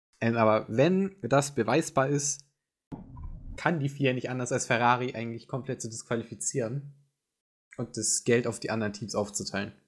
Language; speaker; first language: German; native; German